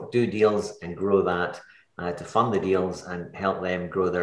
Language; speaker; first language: English; native; English